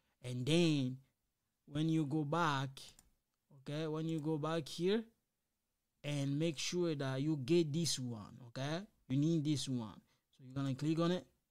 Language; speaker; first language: English; non-native, fluent; Lingala